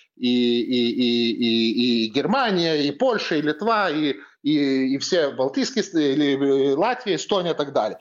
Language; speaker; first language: Russian; non-native, fluent; Lithuanian